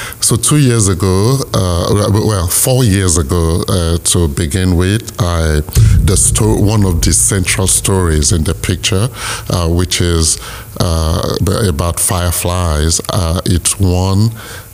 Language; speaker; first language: English; non-native, local second language; Yoruba